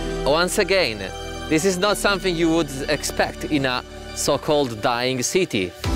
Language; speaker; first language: English; non-native, fluent; Italian